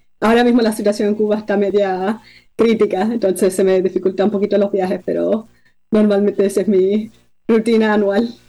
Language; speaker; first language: Spanish; early bilingual, heritage; Spanish